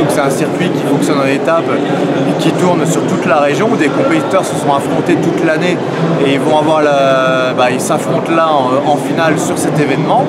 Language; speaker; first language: French; native; French